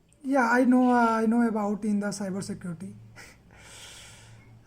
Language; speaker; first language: English; non-native, learner; Hindi